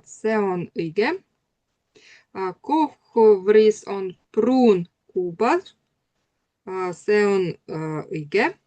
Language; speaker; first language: Estonian; non-native, learner; Russian